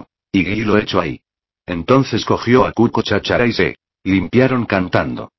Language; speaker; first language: Spanish; native; Spanish